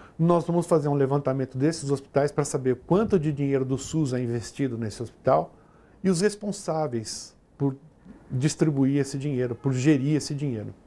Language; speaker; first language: Portuguese; native; Portuguese